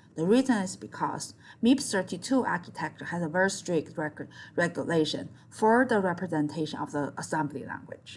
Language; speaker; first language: English; non-native, fluent; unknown